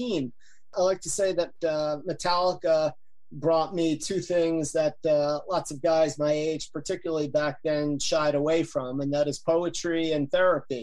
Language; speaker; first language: English; native; English